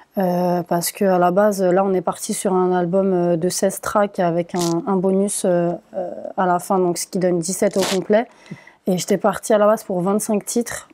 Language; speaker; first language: French; native; French